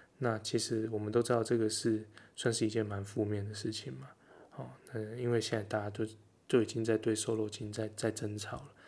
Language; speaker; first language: Chinese; native; Chinese